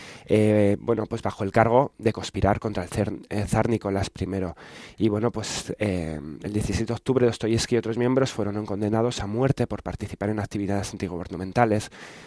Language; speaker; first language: Spanish; native; Spanish